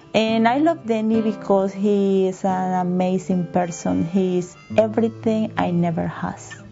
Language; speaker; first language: English; non-native, learner; Spanish